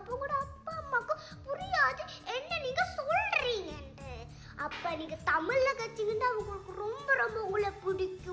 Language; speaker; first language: Tamil; early bilingual, heritage; Tamil